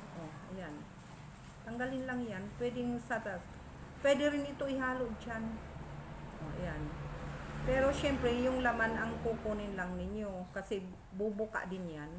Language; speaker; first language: Filipino; non-native, local second language; Masbatenyo